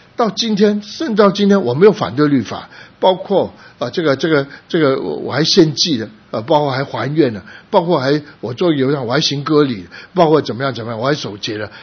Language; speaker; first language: Chinese; early bilingual, other home language; Cantonese